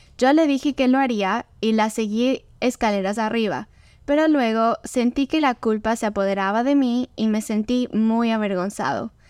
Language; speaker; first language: Spanish; native; Spanish